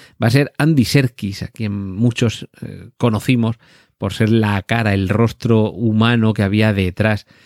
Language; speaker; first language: Spanish; native; Spanish